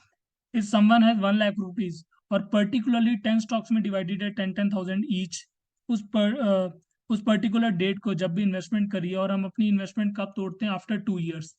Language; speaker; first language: Hindi; native; Hindi